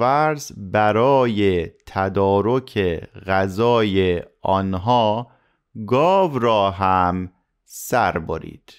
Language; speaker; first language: Persian; native; Persian